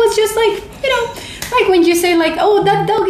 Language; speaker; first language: English; non-native, fluent; Spanish